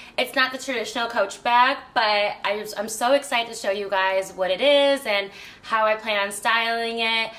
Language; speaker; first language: English; native; English